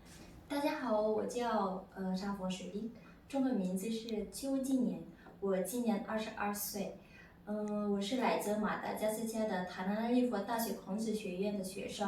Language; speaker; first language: Chinese; non-native, fluent; Malagasy